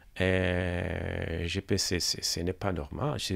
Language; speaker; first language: French; non-native, learner; Italian